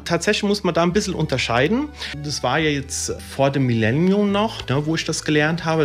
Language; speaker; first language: German; early bilingual, other home language; Italian